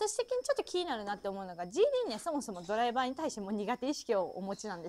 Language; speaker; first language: Japanese; native; Japanese